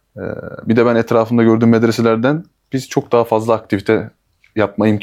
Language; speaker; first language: Turkish; native; Turkish